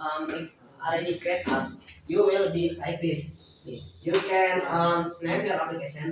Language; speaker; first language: English; non-native, learner; Indonesian